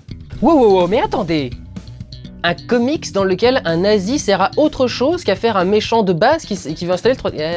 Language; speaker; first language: French; native; French